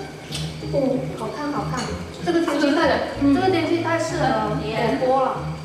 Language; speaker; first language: Chinese; non-native, local second language; Cantonese